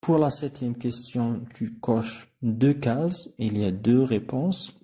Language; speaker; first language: French; non-native, local second language; Arabic